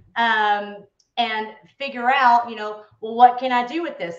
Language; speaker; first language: English; native; English